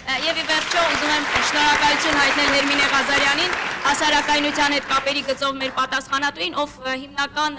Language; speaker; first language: Armenian; native; Armenian